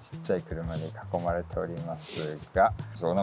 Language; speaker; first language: Japanese; native; Japanese